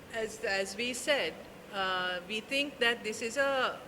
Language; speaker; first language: English; non-native, local second language; Sinhala